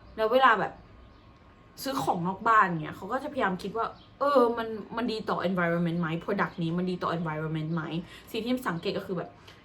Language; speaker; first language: Thai; native; Thai